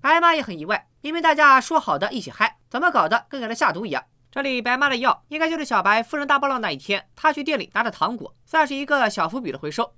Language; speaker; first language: Chinese; native; Chinese